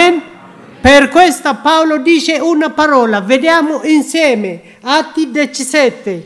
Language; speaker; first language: Italian; non-native, learner; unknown